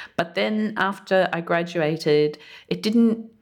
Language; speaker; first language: English; early bilingual, other home language; German